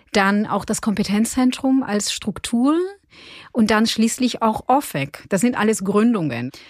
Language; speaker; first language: German; non-native, fluent; Ukrainian